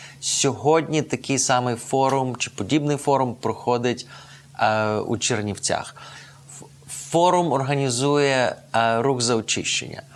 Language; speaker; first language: Ukrainian; native; Ukrainian